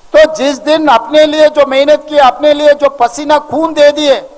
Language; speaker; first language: Hindi; non-native, local second language; Telugu